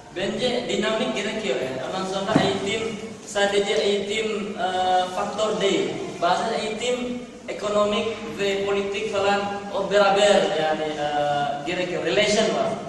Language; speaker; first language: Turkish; non-native, learner; Indonesian